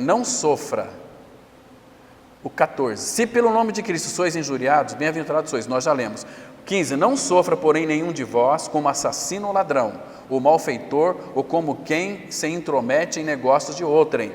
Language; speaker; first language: Portuguese; native; Portuguese